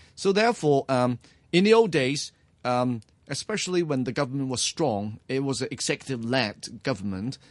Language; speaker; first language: English; non-native, local second language; Cantonese